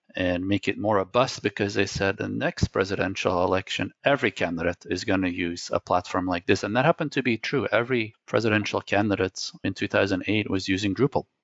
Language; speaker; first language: English; non-native, fluent; Dutch